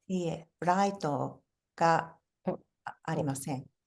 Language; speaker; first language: Japanese; non-native, fluent; English